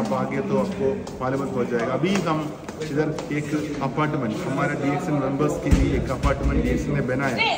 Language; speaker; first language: Hindi; non-native, fluent; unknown